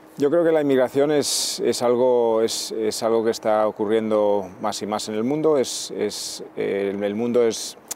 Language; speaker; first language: Spanish; native; Spanish